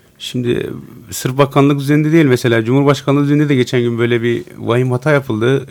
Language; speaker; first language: Turkish; non-native, local second language; Turoyo